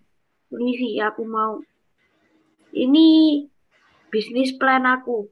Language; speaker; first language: Indonesian; non-native, local second language; English